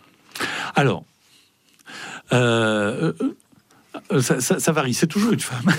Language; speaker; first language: French; native; French